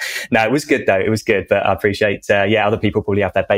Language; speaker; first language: English; native; English